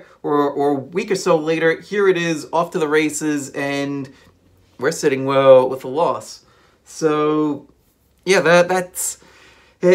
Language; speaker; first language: English; native; English